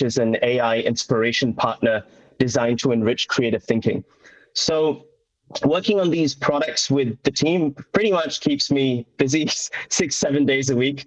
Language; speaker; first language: English; native; English